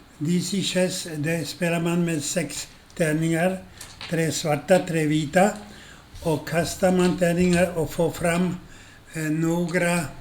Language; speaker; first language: Swedish; non-native, fluent; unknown